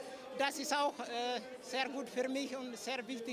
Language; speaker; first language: German; non-native, learner; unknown